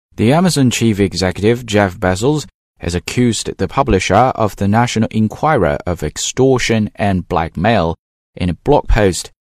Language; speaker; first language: English; non-native, fluent; Chinese